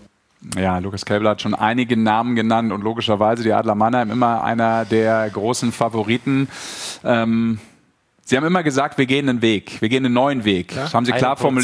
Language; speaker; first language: German; native; German